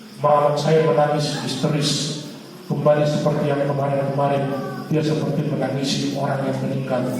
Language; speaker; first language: Indonesian; non-native, local second language; Batak Toba